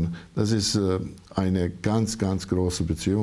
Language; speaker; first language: German; non-native, learner; Croatian